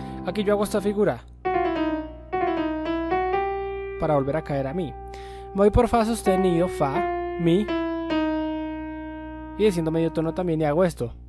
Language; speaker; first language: Spanish; native; Spanish